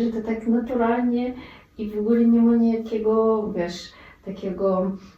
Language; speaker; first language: Polish; non-native, fluent; Russian